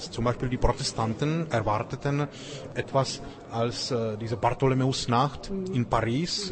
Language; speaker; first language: German; non-native, fluent; Czech